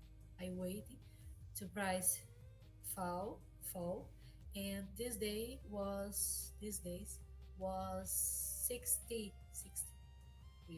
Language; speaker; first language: English; non-native, learner; Portuguese